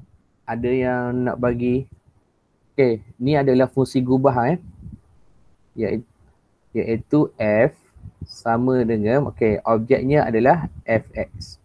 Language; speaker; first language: Malay; native; Malay